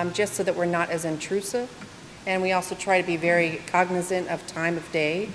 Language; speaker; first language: English; native; English